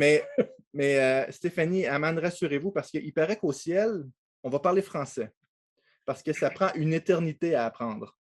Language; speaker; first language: French; native; French